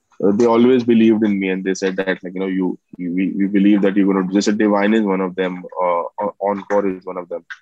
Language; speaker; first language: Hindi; native; Hindi